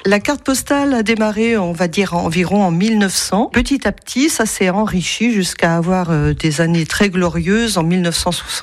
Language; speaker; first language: French; native; French